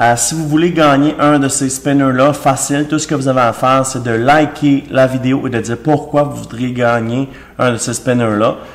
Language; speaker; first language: French; native; French